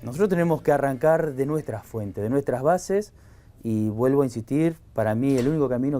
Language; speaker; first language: Spanish; native; Spanish